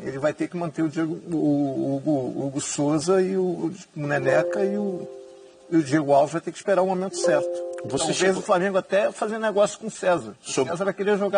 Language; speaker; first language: Portuguese; native; Portuguese